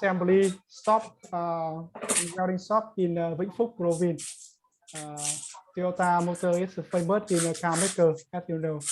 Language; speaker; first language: English; non-native, learner; Vietnamese